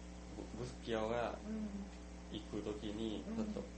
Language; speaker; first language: Japanese; non-native, learner; Thai